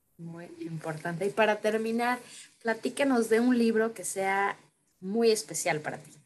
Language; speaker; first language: Spanish; native; Spanish